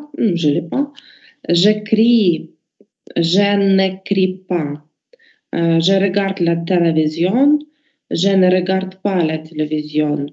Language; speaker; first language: French; non-native, learner; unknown